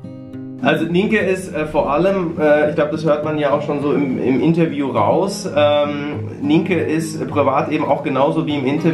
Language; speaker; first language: German; native; German